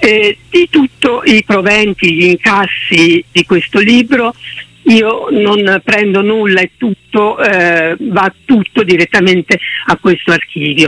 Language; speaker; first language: Italian; native; Italian